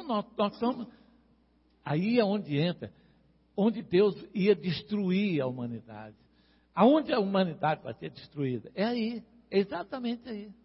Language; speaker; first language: Portuguese; native; Portuguese